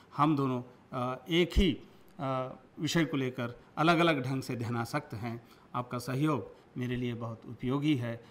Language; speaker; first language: Hindi; non-native, local second language; Kannada